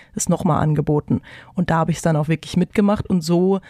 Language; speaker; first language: German; native; German